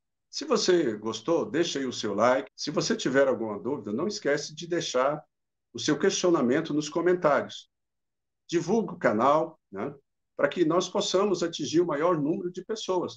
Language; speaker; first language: Portuguese; native; Portuguese